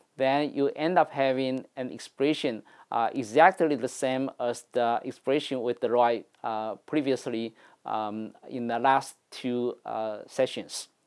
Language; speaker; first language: English; non-native, fluent; Chinese